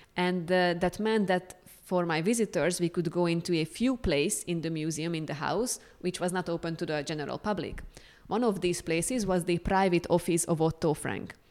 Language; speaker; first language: English; non-native, fluent; Hungarian